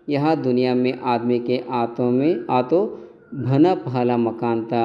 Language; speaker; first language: Hindi; non-native, local second language; Kannada